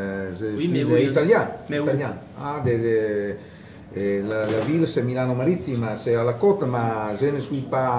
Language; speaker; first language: French; non-native, fluent; Italian